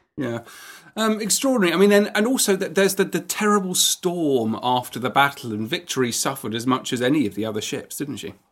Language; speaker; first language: English; native; English